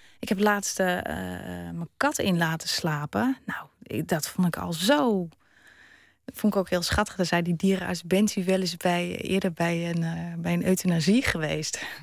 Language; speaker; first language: Dutch; early bilingual, other home language; German